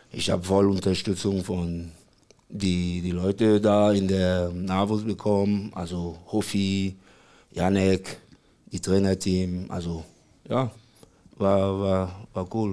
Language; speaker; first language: German; non-native, fluent; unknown